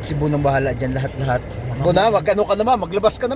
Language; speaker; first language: Filipino; native; Filipino